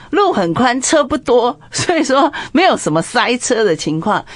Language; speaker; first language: Chinese; native; Chinese